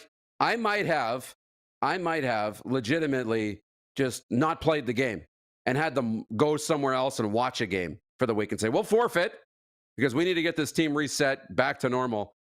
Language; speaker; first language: English; native; English